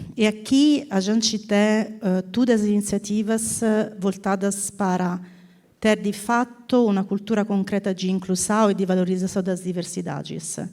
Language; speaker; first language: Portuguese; non-native, learner; Italian